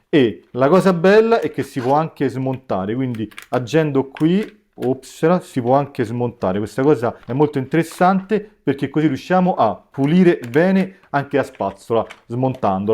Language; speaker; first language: Italian; native; Italian